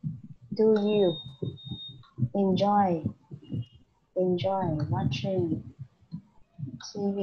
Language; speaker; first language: English; non-native, learner; Vietnamese